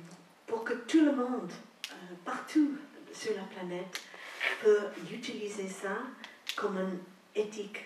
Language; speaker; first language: French; non-native, fluent; English